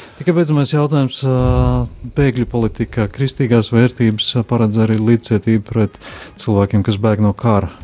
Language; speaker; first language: Latvian; native; Latvian